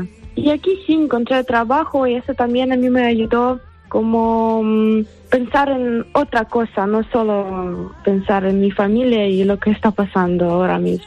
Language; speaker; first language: Spanish; non-native, learner; Ukrainian